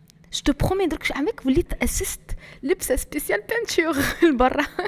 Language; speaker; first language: French; non-native, local second language; Arabic